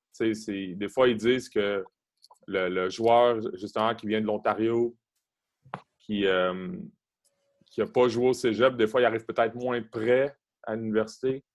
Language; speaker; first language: French; native; French